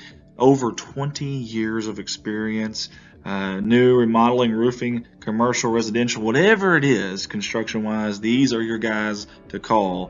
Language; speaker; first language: English; native; English